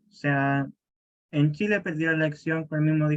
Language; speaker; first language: Spanish; native; Spanish